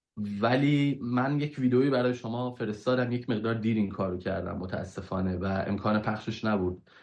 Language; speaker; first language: Persian; non-native, local second language; Kurdish